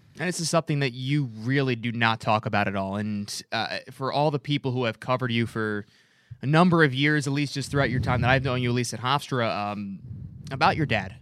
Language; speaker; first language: English; native; English